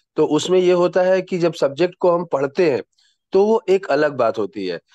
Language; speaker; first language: Hindi; native; Hindi